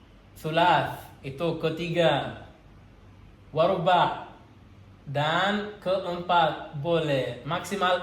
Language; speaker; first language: Indonesian; non-native, learner; Arabic